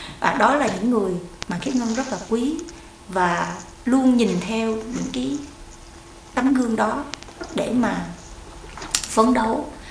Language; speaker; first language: Vietnamese; native; Vietnamese